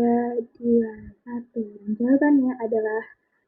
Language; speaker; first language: Indonesian; native; Indonesian